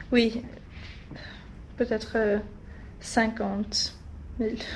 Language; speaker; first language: French; non-native, learner; Swedish